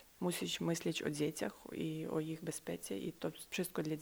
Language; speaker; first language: Polish; non-native, learner; Ukrainian